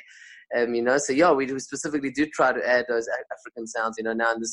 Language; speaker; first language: English; non-native, local second language; Spanish